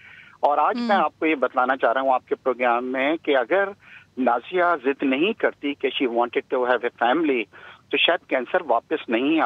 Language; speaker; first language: Urdu; native; Urdu